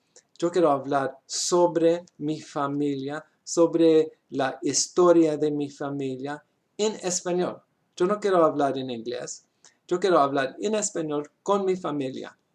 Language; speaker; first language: Spanish; non-native, learner; English